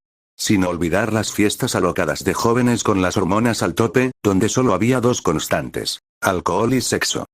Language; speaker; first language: Spanish; native; Spanish